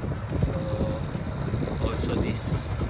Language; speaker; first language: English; non-native, local second language; Filipino